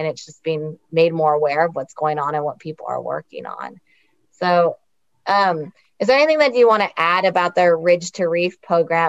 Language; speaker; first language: English; native; English